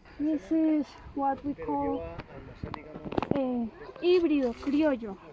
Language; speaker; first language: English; non-native, learner; Spanish